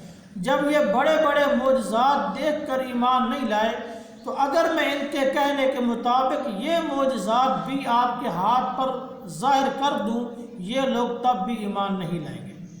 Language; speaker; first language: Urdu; non-native, local second language; Punjabi